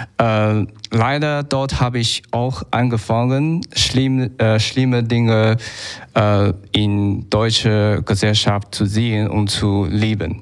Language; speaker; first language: German; non-native, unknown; Chinese